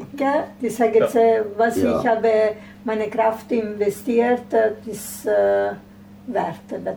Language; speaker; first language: German; non-native, fluent; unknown